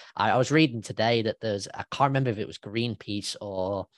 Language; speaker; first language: English; native; English